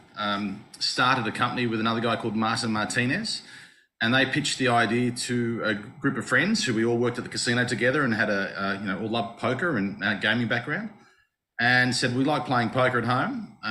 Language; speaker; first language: English; native; English